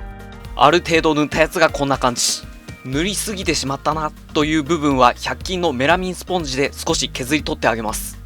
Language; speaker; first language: Japanese; native; Japanese